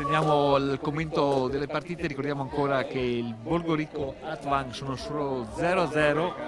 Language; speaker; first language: Italian; native; Italian